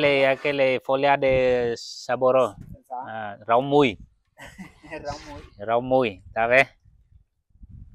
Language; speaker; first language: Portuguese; non-native, learner; Vietnamese